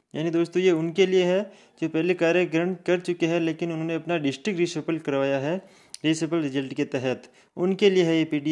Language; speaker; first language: Hindi; native; Hindi